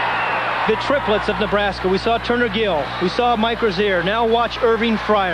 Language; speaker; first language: English; native; English